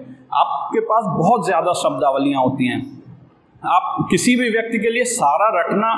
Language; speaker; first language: Hindi; native; Hindi